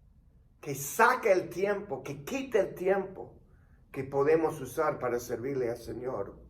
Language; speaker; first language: Spanish; non-native, fluent; English